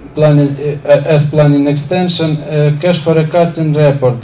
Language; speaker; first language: English; non-native, learner; Ukrainian